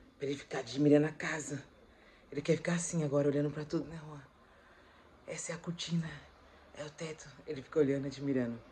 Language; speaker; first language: Portuguese; native; Portuguese